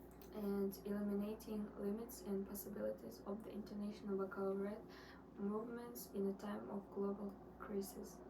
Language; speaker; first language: English; non-native, learner; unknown